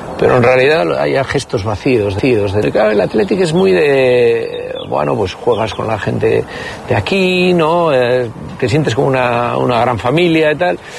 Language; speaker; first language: Spanish; native; Spanish